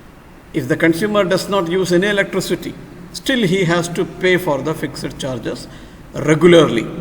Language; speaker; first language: English; non-native, local second language; Malayalam